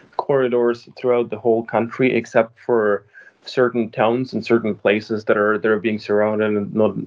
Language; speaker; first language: English; non-native, fluent; Ukrainian